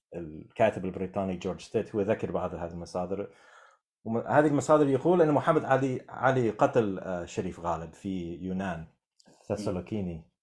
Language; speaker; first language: Arabic; non-native, fluent; English